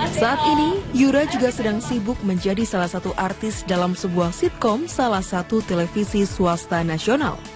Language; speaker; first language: Indonesian; native; Indonesian